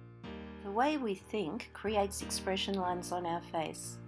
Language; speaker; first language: English; native; English